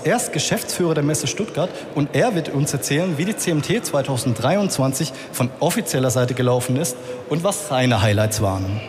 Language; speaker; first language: German; native; German